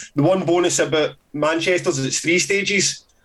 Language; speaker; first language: English; native; English